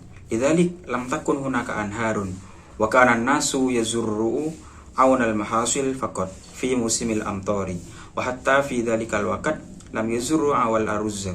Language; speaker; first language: Arabic; non-native, learner; Indonesian